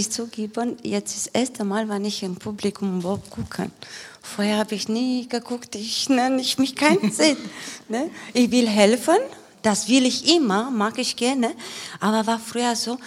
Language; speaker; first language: German; non-native, learner; Romanian